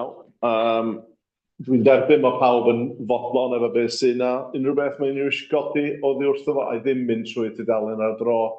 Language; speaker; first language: Welsh; native; Welsh